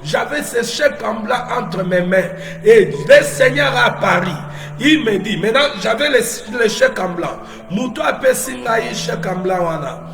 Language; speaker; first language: French; non-native, local second language; Lingala